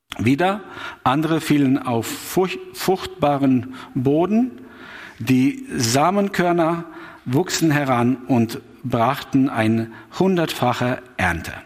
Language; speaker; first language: German; non-native, fluent; Albanian